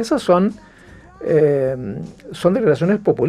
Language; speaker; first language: Spanish; native; Spanish